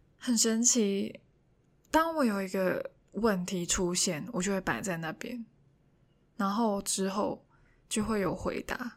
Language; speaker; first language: Chinese; non-native, local second language; Cantonese